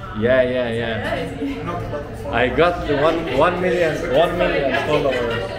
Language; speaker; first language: English; non-native, fluent; Swedish